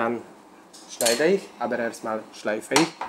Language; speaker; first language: German; non-native, learner; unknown